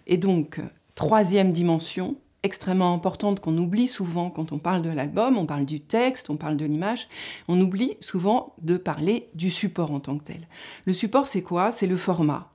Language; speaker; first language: French; native; French